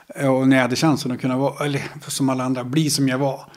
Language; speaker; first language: Swedish; native; Swedish